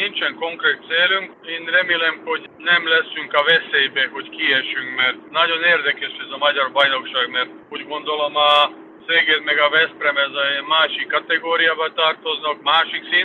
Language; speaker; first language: Hungarian; non-native, fluent; Serbian